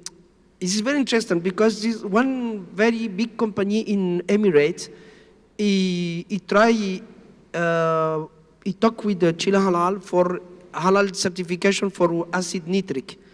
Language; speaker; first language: English; non-native, learner; Spanish